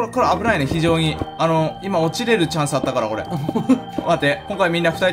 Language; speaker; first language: Japanese; native; Japanese